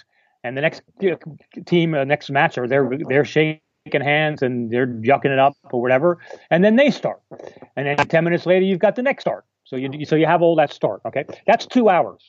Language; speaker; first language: English; native; English